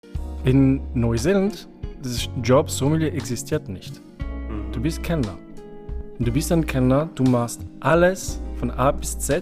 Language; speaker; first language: German; non-native, fluent; French